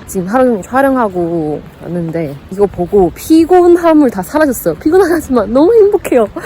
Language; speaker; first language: Korean; non-native, fluent; Chinese